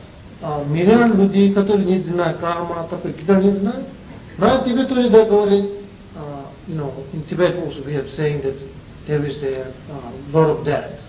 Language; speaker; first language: Russian; non-native, learner; Tibetan